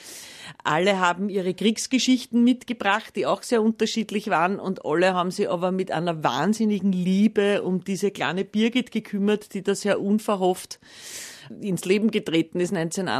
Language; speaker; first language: German; native; German